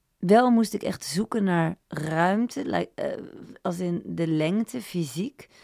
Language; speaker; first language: Dutch; native; Dutch